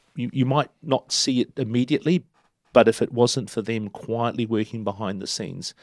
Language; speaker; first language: English; native; English